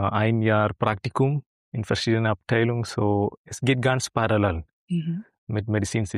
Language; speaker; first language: German; non-native, learner; Malayalam